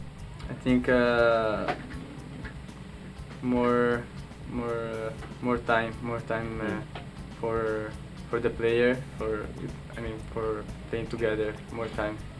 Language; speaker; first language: English; non-native, local second language; Filipino